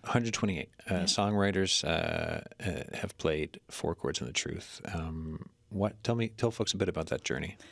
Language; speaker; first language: English; native; English